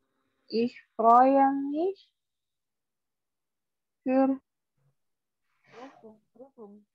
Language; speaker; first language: German; non-native, learner; Indonesian